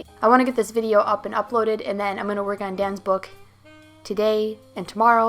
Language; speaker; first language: English; native; English